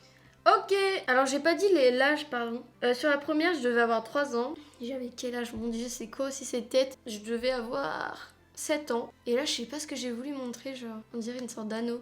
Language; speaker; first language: French; native; French